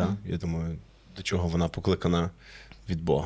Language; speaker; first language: Ukrainian; non-native, fluent; English